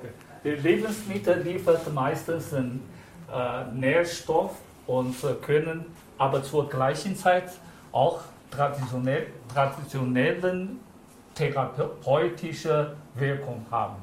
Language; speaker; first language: German; non-native, fluent; Chinese